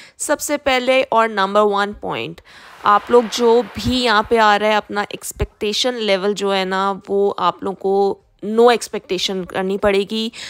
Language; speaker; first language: Hindi; native; Hindi